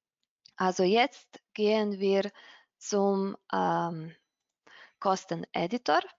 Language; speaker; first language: German; non-native, fluent; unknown